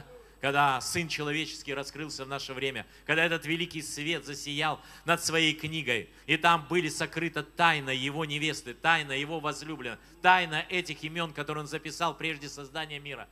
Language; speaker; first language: Russian; native; Russian